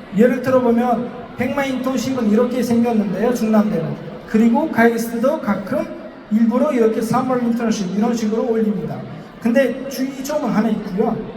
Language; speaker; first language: Korean; non-native, fluent; Uzbek